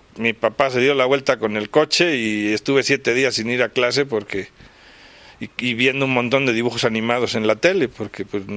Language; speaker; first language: Spanish; native; Spanish